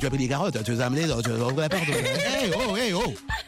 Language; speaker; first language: French; non-native, local second language; Lingala